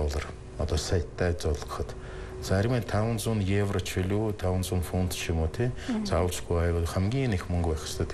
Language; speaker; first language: Mongolian; non-native, fluent; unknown